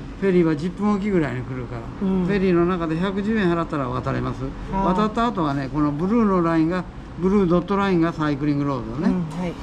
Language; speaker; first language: Japanese; native; Japanese